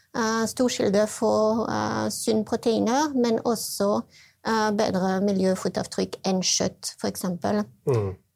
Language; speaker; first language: Norwegian; non-native, fluent; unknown